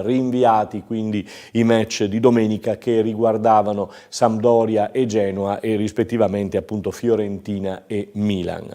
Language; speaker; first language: Italian; native; Italian